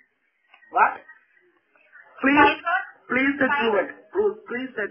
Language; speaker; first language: English; non-native, learner; Malayalam